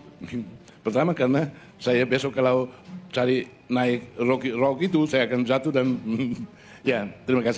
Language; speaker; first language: Indonesian; non-native, fluent; Tetum